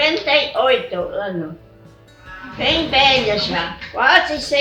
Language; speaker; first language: Portuguese; non-native, local second language; German